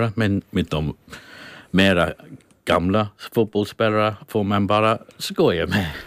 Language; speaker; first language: Swedish; non-native, learner; English